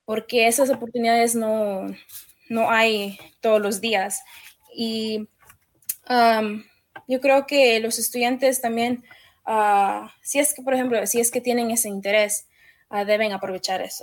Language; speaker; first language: Spanish; early bilingual, heritage; Spanish